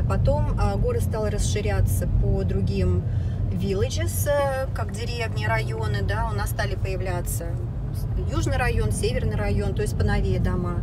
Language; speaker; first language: Russian; native; Russian